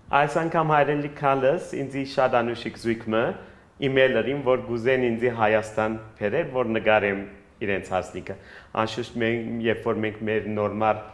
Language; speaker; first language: Armenian; early bilingual, heritage; Armenian